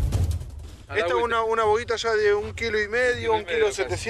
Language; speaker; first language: Spanish; native; Spanish